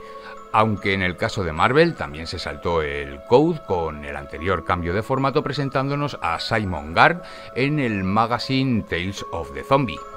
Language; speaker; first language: Spanish; native; Spanish